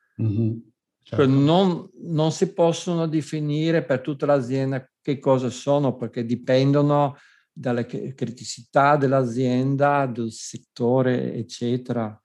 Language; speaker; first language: Italian; non-native, fluent; Dutch